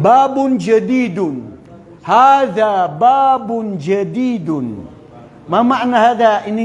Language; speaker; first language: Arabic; non-native, fluent; Filipino